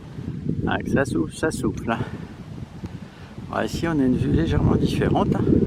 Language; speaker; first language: French; native; French